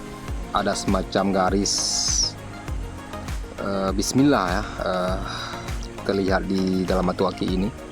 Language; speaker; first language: Indonesian; non-native, local second language; Achinese